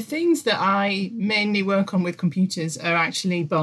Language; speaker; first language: English; native; English